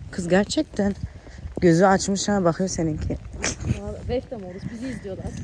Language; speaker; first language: Turkish; early bilingual, heritage; Turkish